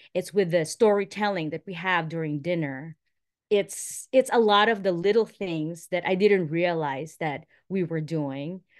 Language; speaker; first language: English; non-native, local second language; Filipino